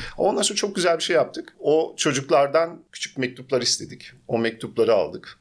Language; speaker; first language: Turkish; early bilingual, heritage; Turkish